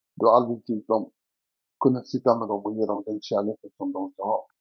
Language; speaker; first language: Swedish; native; Swedish